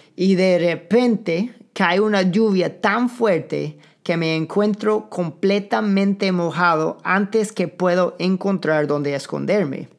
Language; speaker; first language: Spanish; non-native, fluent; English